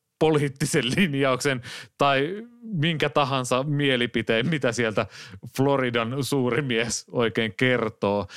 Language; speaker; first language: Finnish; native; Finnish